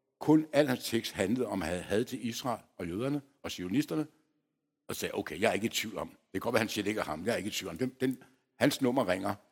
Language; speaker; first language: Danish; early bilingual, other home language; Polish